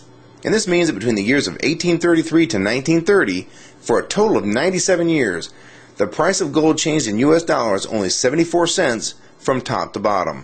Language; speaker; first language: English; native; English